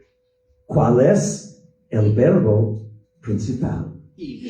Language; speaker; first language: Spanish; non-native, fluent; English